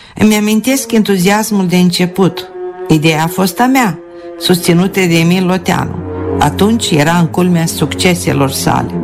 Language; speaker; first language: Romanian; non-native, local second language; Russian